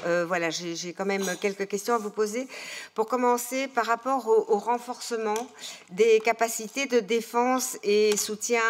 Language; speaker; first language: French; native; French